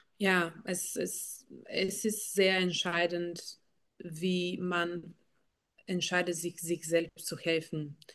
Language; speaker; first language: German; non-native, fluent; Bulgarian